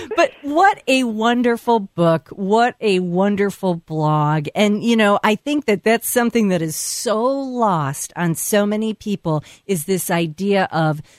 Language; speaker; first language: English; native; English